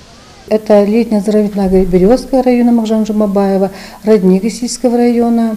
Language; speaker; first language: Russian; non-native, local second language; Kazakh